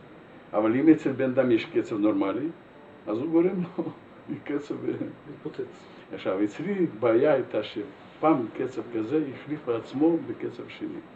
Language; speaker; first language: Hebrew; non-native, fluent; Russian